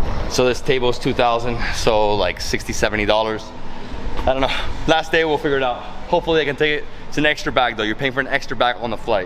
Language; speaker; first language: English; native; English